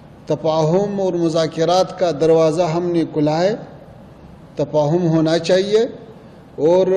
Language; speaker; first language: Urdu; non-native, fluent; Pashto